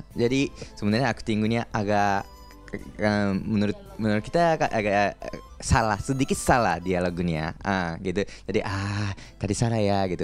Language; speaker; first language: Indonesian; non-native, fluent; Japanese